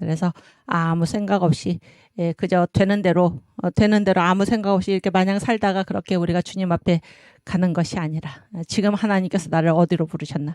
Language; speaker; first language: Korean; native; Korean